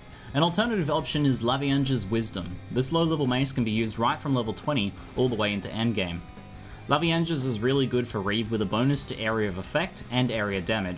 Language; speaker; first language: English; native; English